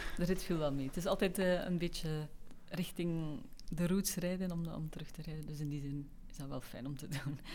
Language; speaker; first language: Dutch; native; Dutch